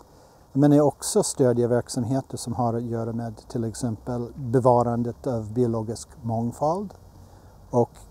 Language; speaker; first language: Swedish; non-native, fluent; English